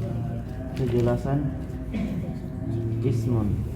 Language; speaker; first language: Arabic; non-native, fluent; Indonesian